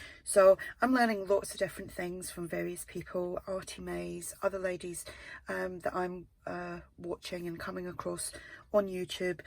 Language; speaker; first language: English; native; English